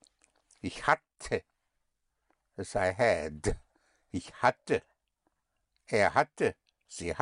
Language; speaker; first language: German; non-native, fluent; English